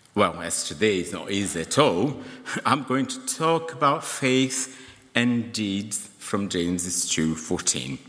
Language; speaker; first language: English; non-native, fluent; Portuguese